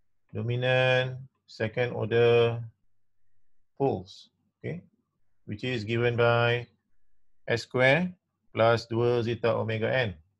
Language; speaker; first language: English; non-native, local second language; Malay